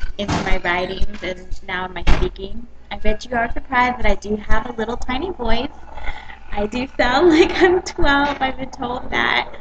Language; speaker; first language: English; native; English